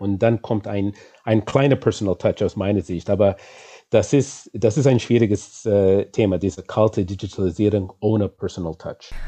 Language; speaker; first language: German; non-native, fluent; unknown